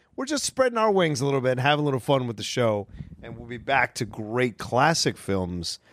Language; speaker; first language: English; native; English